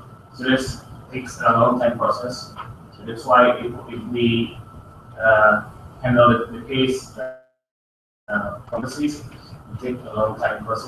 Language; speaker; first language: English; non-native, learner; Indonesian